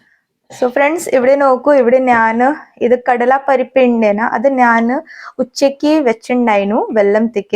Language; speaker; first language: Malayalam; non-native, fluent; Hindi